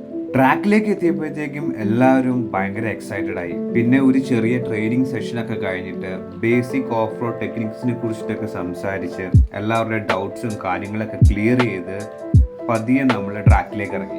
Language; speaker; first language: Malayalam; native; Malayalam